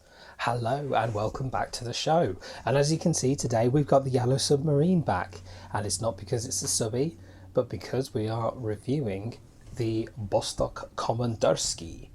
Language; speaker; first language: English; native; English